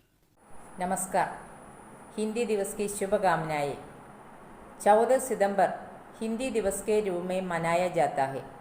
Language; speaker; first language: Hindi; non-native, local second language; Malayalam